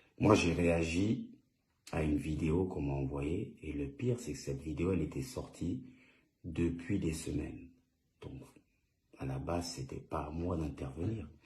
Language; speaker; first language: French; early bilingual, other home language; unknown